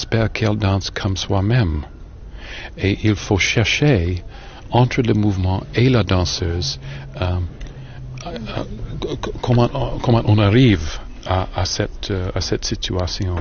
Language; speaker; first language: French; non-native, learner; English